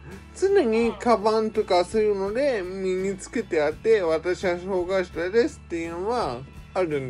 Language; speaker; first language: Japanese; native; Japanese